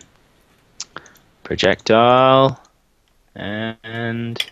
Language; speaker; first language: English; native; English